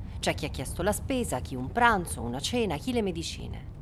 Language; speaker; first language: Italian; native; Italian